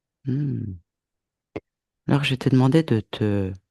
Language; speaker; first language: French; native; French